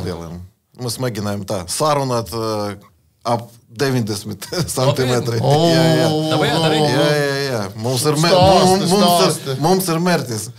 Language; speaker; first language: Latvian; non-native, learner; Russian